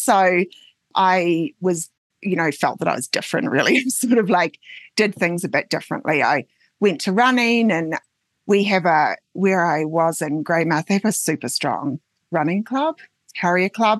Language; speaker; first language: English; native; English